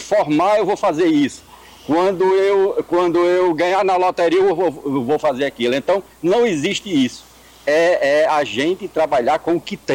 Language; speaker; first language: Portuguese; native; Portuguese